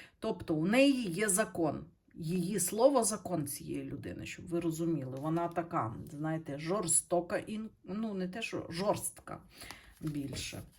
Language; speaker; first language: Ukrainian; non-native, local second language; Russian